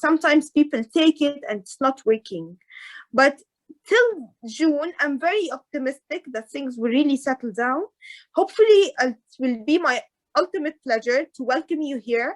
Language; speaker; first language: English; non-native, fluent; Arabic